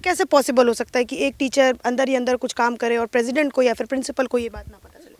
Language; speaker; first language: Hindi; native; Hindi